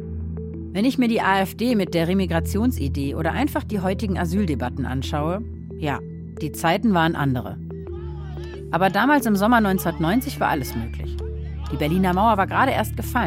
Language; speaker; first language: German; native; German